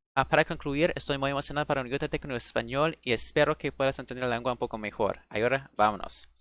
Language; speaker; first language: Spanish; non-native, learner; English